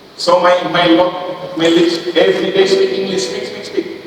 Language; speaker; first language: English; non-native, learner; Indonesian